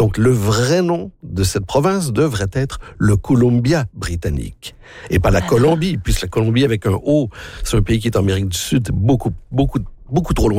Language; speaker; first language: French; native; French